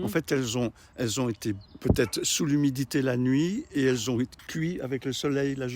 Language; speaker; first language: French; native; French